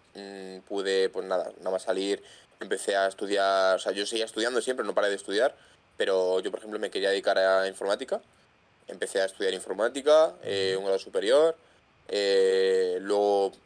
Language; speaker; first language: Spanish; native; Spanish